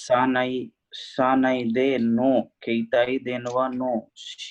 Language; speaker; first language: Japanese; non-native, learner; Hindi